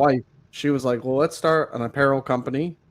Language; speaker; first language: English; native; English